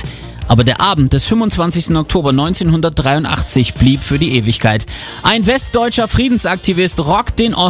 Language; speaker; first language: German; native; German